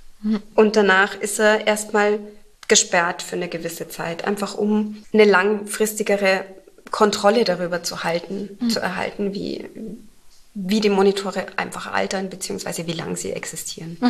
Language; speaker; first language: German; native; German